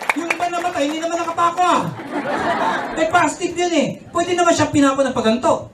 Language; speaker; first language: Filipino; non-native, local second language; Pangasinan